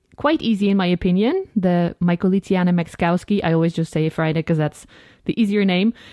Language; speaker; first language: English; non-native, fluent; Dutch